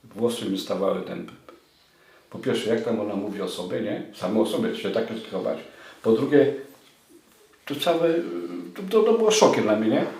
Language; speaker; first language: Polish; native; Polish